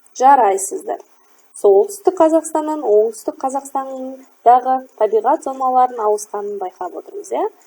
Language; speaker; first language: Kazakh; native; Kazakh